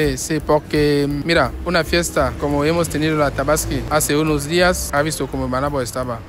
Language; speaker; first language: Spanish; non-native, fluent; French